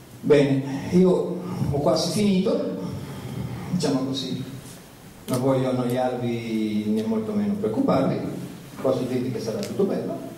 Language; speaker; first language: Italian; early bilingual, heritage; Italian